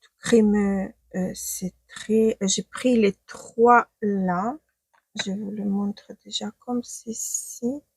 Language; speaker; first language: French; non-native, fluent; Ukrainian